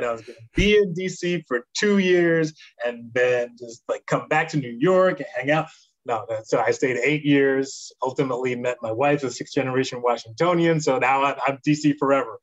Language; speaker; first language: English; native; English